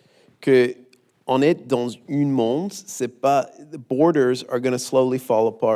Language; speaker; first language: French; non-native, learner; English